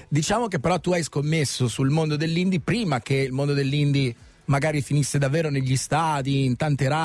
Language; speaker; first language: Italian; native; Italian